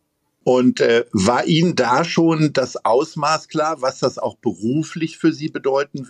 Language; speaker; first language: German; native; German